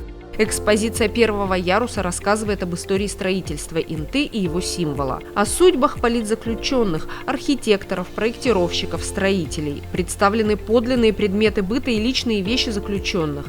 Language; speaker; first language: Russian; native; Russian